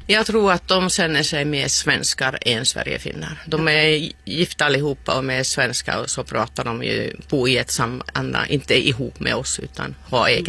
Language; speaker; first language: Swedish; non-native, fluent; Finnish